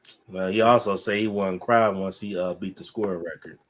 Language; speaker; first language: English; native; English